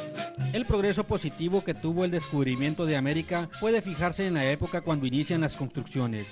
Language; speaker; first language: Spanish; native; Spanish